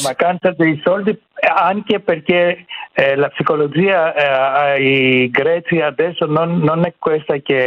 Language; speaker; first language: Italian; non-native, fluent; Greek